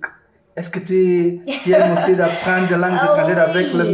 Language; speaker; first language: French; non-native, fluent; Portuguese